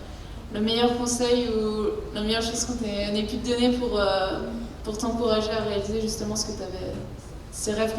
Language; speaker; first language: French; native; French